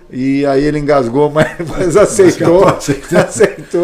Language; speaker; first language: Portuguese; native; Portuguese